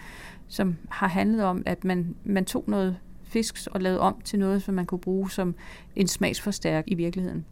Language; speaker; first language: Danish; native; Danish